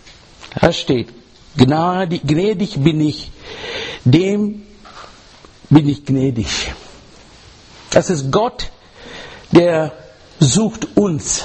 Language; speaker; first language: German; non-native, learner; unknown